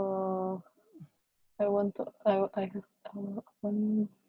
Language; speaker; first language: English; non-native, learner; Indonesian